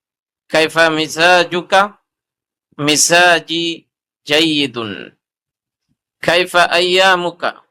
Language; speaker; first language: Arabic; non-native, fluent; Urdu